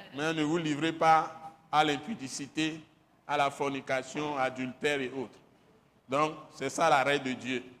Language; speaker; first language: French; non-native, local second language; Ewe